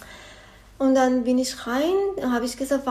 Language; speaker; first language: German; non-native, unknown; Persian